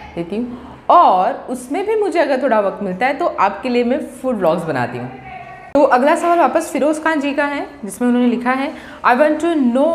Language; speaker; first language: Hindi; non-native, local second language; Marathi